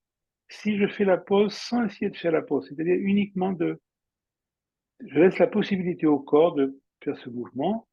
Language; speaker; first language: French; native; French